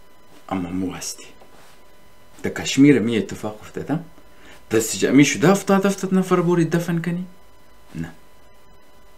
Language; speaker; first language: Persian; native; Persian